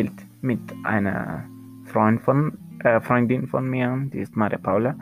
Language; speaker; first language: German; non-native, learner; Spanish